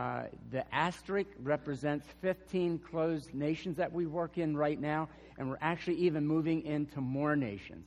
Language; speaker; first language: English; native; English